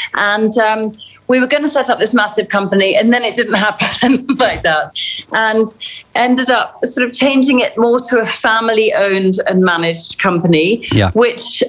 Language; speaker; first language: English; native; English